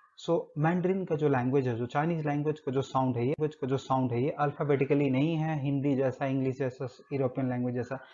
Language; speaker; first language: Hindi; native; Hindi